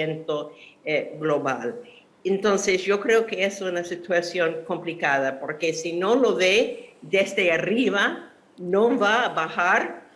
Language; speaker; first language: Spanish; non-native, fluent; English